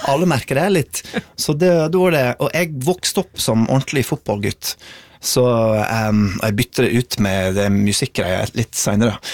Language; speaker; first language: Norwegian; non-native, fluent; English